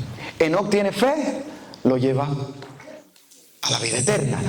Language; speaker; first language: Spanish; native; Spanish